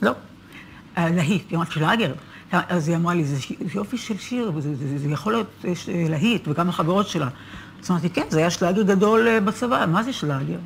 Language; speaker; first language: Hebrew; native; Hebrew